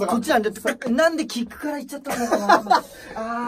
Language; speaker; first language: Japanese; native; Japanese